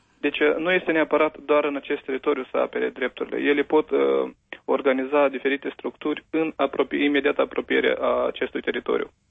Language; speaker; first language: Romanian; native; Romanian